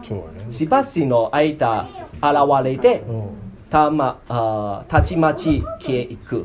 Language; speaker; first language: Japanese; non-native, learner; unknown